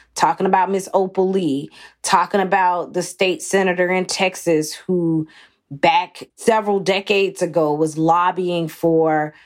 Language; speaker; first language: English; native; English